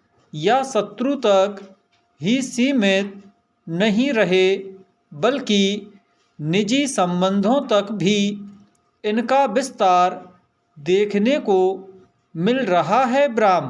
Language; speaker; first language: Hindi; native; Hindi